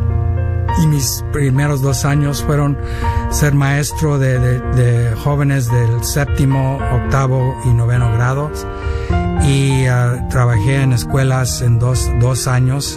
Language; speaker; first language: Spanish; early bilingual, heritage; Spanish